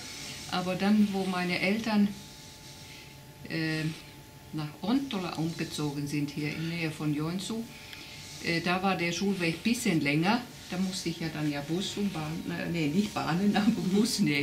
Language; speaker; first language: German; non-native, fluent; Finnish